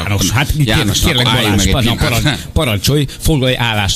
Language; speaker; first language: Hungarian; native; Hungarian